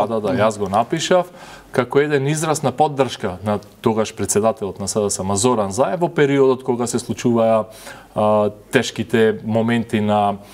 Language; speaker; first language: Macedonian; native; Macedonian